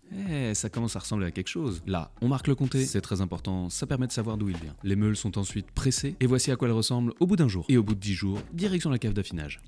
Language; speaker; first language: French; native; French